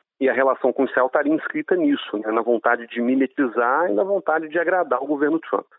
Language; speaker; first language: Portuguese; non-native, fluent; Hebrew